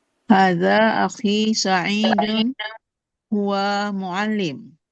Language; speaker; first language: Arabic; non-native, learner; Indonesian